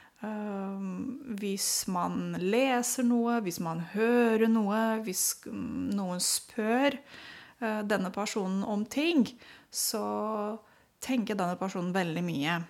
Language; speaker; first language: Norwegian; non-native, fluent; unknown